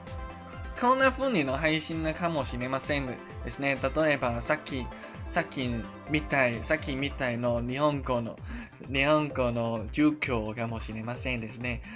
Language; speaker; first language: Japanese; non-native, learner; Cantonese